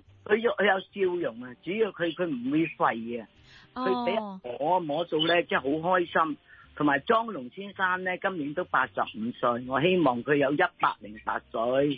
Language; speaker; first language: Cantonese; native; Cantonese